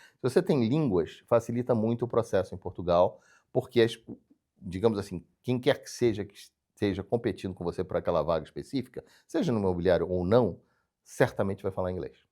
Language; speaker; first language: Portuguese; native; Portuguese